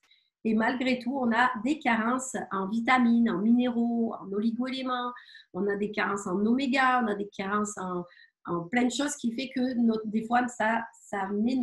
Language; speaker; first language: French; native; French